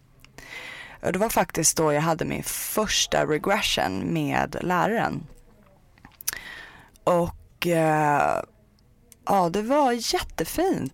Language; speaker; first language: Swedish; early bilingual, other home language; Persian